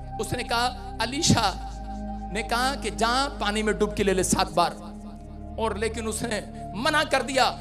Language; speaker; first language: Hindi; non-native, local second language; Punjabi